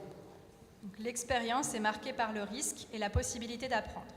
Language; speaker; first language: French; native; French